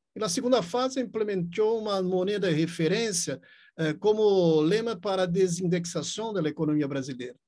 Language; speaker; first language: Portuguese; native; Portuguese